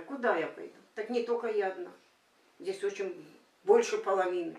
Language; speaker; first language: Russian; native; Russian